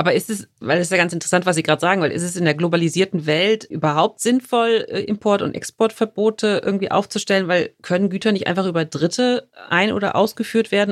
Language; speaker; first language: German; native; German